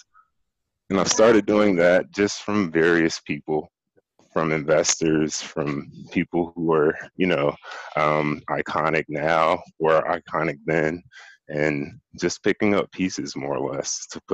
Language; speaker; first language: English; native; English